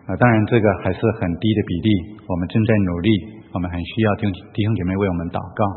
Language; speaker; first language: Chinese; non-native, local second language; Hakka Chinese